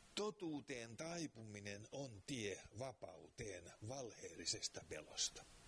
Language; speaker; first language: Finnish; native; Finnish